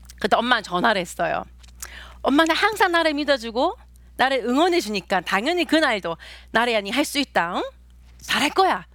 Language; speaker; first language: Korean; native; Korean